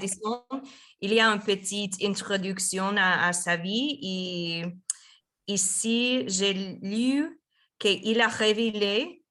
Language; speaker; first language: French; non-native, learner; Spanish